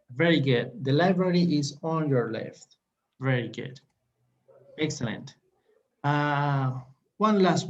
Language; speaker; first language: English; non-native, fluent; Spanish